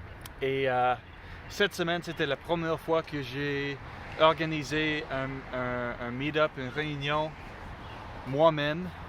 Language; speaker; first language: French; non-native, learner; English